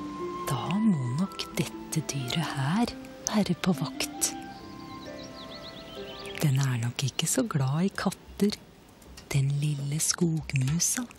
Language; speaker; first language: Norwegian; native; Norwegian